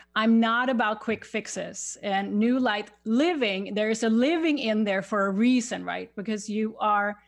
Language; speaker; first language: English; non-native, fluent; Swedish